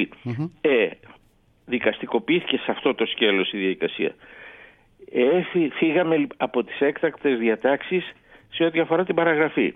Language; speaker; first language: Greek; native; Greek